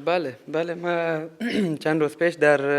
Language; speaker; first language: Persian; native; Persian